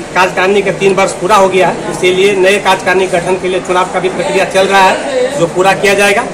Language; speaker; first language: Hindi; native; Hindi